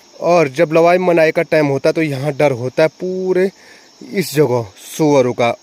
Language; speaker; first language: Hindi; non-native, local second language; Garhwali